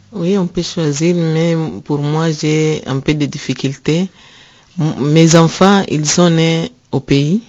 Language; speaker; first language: French; non-native, learner; Rundi